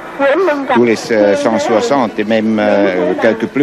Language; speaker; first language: French; non-native, fluent; Swiss German